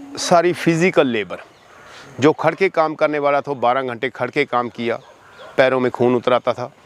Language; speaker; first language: Hindi; non-native, local second language; Punjabi